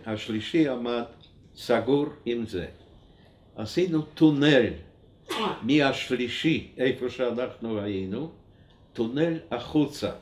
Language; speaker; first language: Hebrew; non-native, fluent; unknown